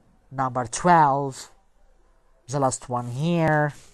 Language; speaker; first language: English; non-native, fluent; Arabic